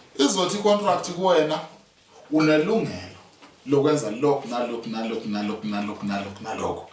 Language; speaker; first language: Zulu; native; Zulu